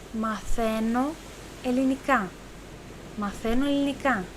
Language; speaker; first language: Greek; non-native, fluent; Turkish